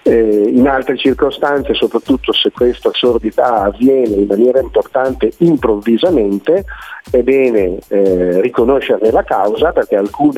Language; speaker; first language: Italian; native; Italian